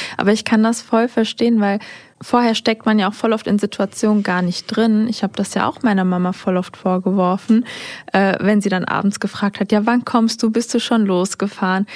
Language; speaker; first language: German; early bilingual, other home language; Turkish